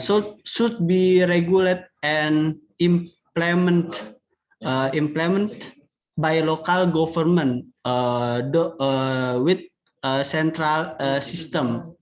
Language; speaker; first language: English; non-native, learner; Indonesian